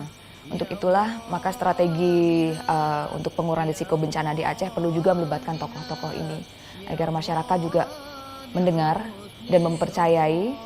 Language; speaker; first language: Indonesian; native; Indonesian